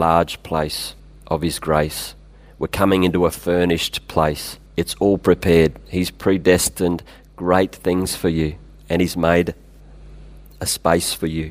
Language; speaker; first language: English; native; English